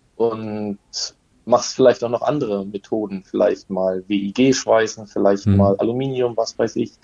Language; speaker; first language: German; native; German